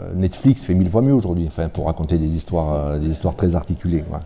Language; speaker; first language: French; native; French